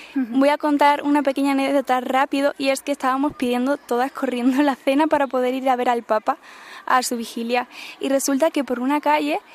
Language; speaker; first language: Spanish; native; Spanish